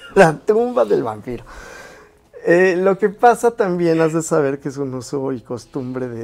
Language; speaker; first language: Spanish; native; Spanish